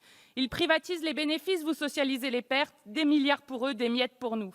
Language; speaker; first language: French; native; French